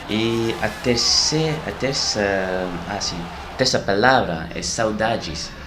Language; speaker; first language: Portuguese; non-native, learner; French